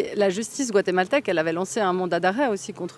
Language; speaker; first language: French; native; French